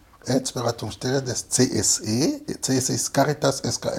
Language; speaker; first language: German; non-native, fluent; Lingala